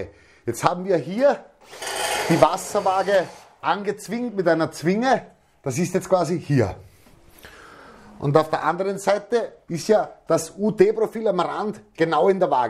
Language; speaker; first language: German; native; German